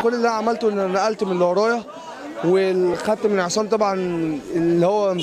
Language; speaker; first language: Arabic; native; Arabic